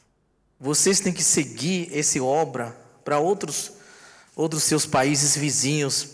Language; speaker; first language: Portuguese; non-native, local second language; Yanomámi